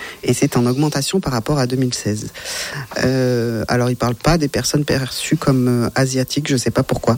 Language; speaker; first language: French; native; French